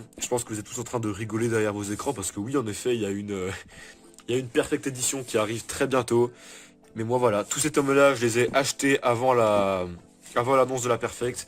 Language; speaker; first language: French; native; French